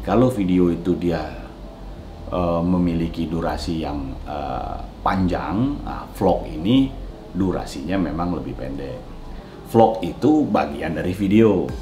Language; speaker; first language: Indonesian; native; Indonesian